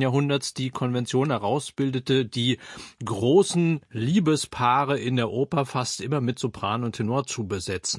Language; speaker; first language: German; native; German